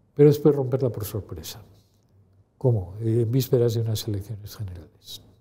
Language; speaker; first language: Spanish; native; Spanish